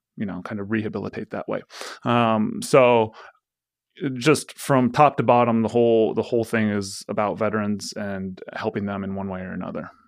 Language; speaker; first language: English; native; English